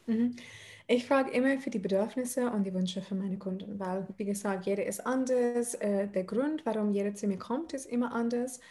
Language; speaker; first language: German; non-native, fluent; English